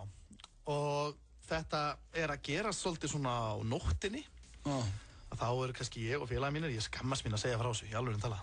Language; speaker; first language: Icelandic; native; Icelandic